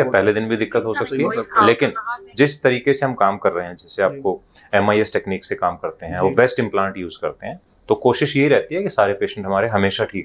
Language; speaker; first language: Hindi; native; Hindi